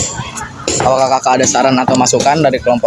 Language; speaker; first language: Indonesian; native; Indonesian